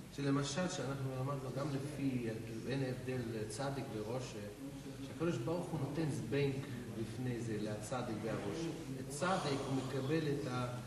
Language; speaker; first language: Hebrew; non-native, fluent; English